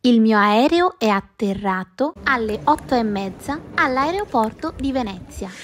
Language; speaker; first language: Italian; non-native, fluent; Bangla